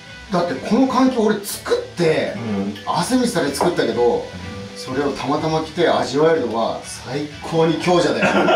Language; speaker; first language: Japanese; native; Japanese